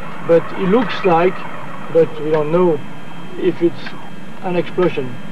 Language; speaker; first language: English; non-native, fluent; French